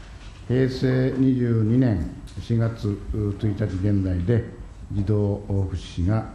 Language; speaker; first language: Japanese; native; Japanese